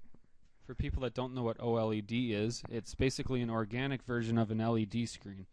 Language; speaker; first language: English; native; English